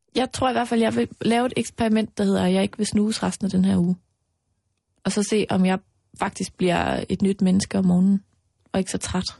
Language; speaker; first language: Danish; native; Danish